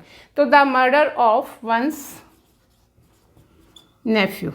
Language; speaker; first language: Hindi; native; Hindi